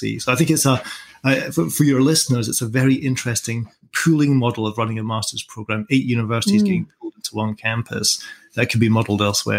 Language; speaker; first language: English; native; English